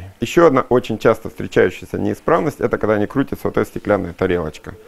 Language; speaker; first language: Russian; native; Russian